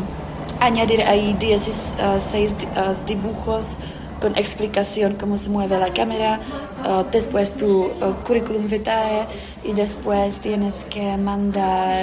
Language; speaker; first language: Spanish; non-native, fluent; Czech